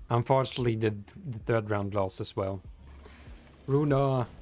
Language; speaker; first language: English; non-native, fluent; German